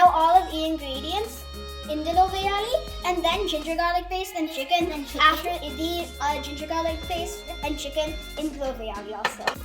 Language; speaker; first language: Telugu; early bilingual, heritage; Telugu